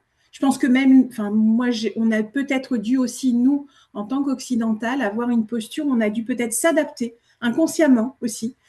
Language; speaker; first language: French; native; French